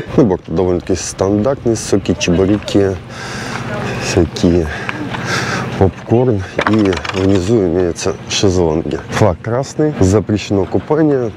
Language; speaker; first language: Russian; native; Russian